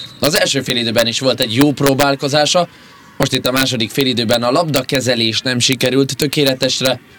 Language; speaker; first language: Hungarian; native; Hungarian